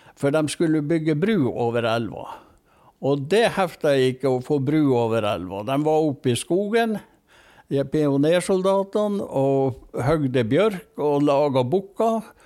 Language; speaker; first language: Norwegian; native; Norwegian